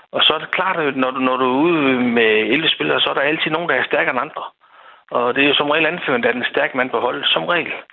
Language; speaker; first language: Danish; native; Danish